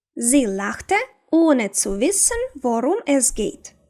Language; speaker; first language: German; non-native, fluent; Ukrainian